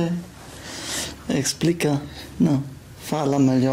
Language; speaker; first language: Portuguese; non-native, learner; German